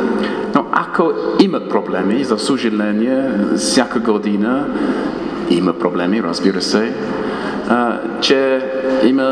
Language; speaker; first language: Bulgarian; non-native, fluent; English